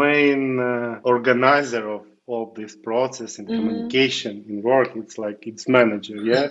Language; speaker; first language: English; non-native, fluent; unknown